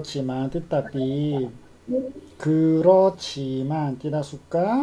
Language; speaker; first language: Indonesian; non-native, fluent; Korean